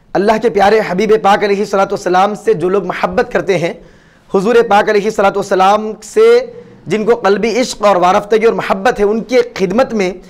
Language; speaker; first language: Urdu; native; Urdu